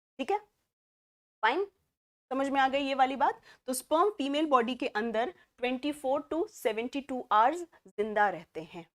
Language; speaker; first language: Hindi; native; Hindi